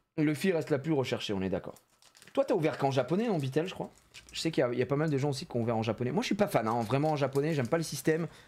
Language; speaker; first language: French; native; French